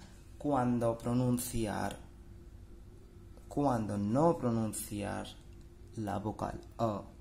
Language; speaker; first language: Spanish; non-native, fluent; Hindi